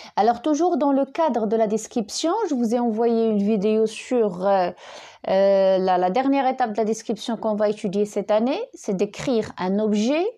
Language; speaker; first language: French; non-native, local second language; Arabic